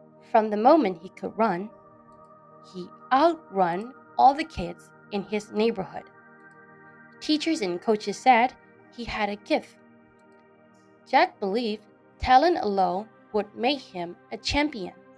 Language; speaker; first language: English; non-native, fluent; Burmese